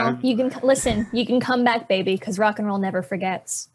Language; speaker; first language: English; native; English